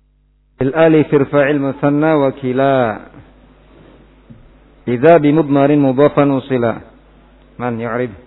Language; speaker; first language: Arabic; non-native, fluent; Indonesian